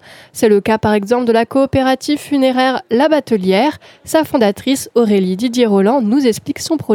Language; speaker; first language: French; native; French